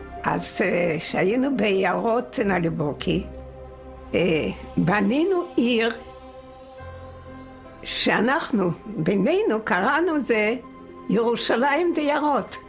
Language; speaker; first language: Hebrew; non-native, fluent; Yiddish